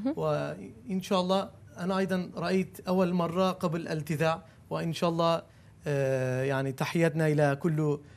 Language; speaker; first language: Arabic; non-native, learner; Turkish